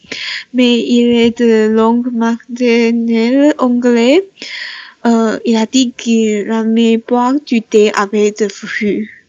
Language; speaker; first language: French; non-native, learner; Chinese